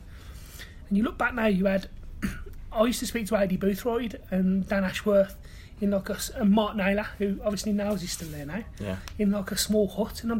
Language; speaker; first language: English; native; English